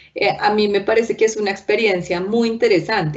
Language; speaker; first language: Spanish; native; Spanish